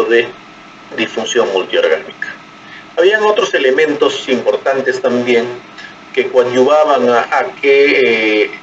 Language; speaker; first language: Spanish; native; Spanish